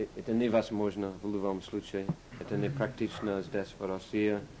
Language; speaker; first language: Russian; non-native, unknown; English